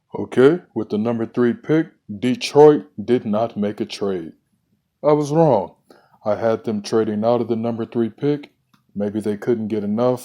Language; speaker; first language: English; native; English